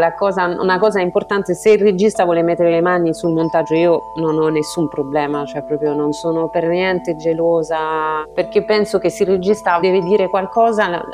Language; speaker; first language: Italian; non-native, fluent; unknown